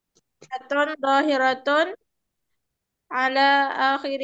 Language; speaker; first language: Arabic; non-native, learner; Indonesian